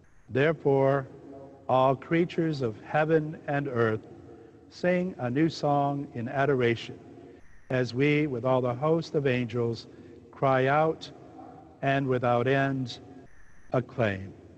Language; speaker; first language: English; native; English